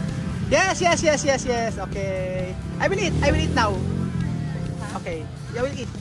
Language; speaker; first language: English; non-native, learner; Filipino